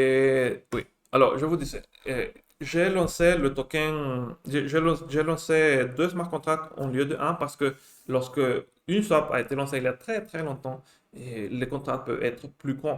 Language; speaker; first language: French; non-native, fluent; Spanish